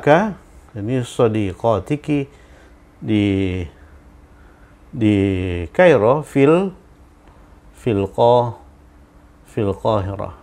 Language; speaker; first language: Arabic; non-native, fluent; Indonesian